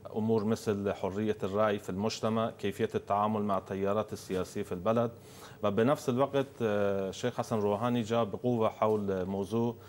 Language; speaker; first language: Arabic; non-native, fluent; Persian